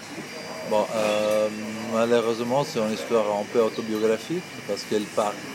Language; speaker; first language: French; non-native, fluent; Italian